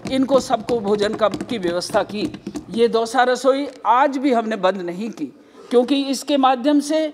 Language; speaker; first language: Hindi; native; Hindi